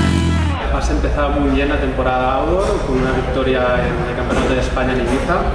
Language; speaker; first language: Spanish; native; Spanish